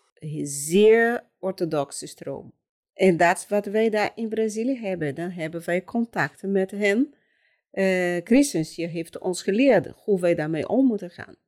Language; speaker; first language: Dutch; non-native, fluent; Portuguese